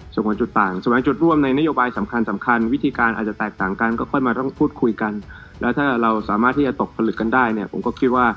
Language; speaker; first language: Thai; native; Thai